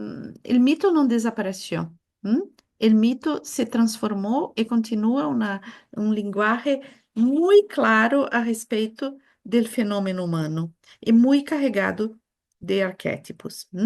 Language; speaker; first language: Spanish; non-native, fluent; Portuguese